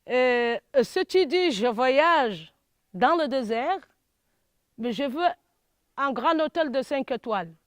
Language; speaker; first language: French; non-native, local second language; Arabic